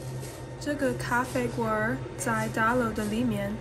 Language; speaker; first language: Chinese; non-native, learner; English